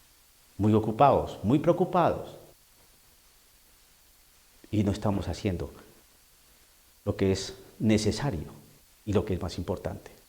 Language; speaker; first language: Spanish; native; Spanish